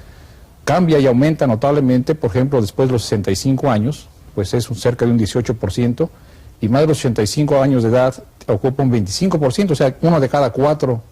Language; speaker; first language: Spanish; native; Spanish